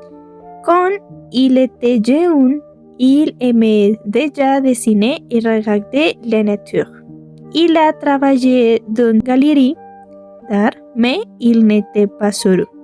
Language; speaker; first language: French; non-native, learner; Spanish